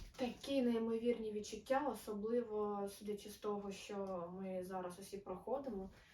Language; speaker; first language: Ukrainian; non-native, local second language; Russian